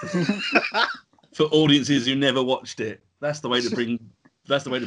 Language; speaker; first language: English; native; English